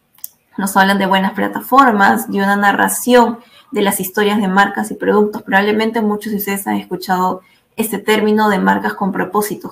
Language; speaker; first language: Spanish; native; Spanish